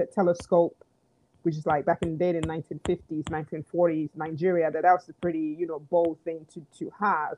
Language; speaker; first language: English; native; English